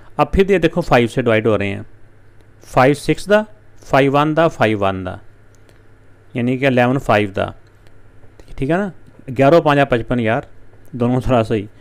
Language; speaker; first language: Urdu; non-native, local second language; Punjabi